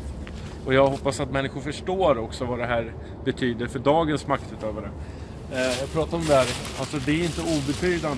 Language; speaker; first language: Swedish; native; Swedish